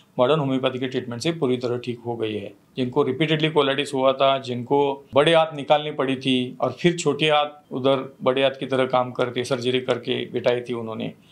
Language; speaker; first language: Hindi; non-native, local second language; Marathi